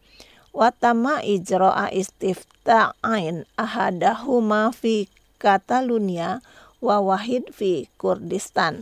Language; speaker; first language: Arabic; non-native, fluent; Indonesian